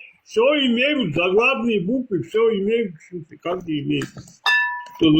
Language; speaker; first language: Russian; non-native, local second language; Armenian